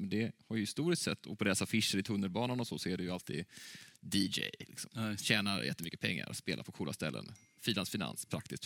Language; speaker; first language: Swedish; native; Swedish